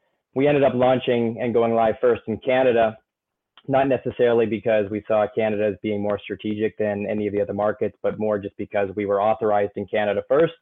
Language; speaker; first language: English; native; English